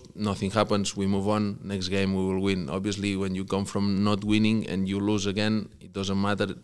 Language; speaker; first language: English; non-native, fluent; Spanish